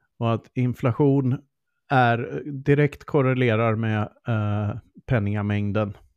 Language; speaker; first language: Swedish; native; Swedish